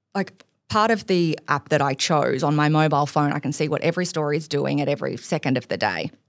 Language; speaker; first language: English; native; English